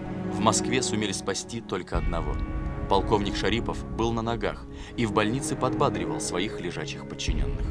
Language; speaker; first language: Russian; native; Russian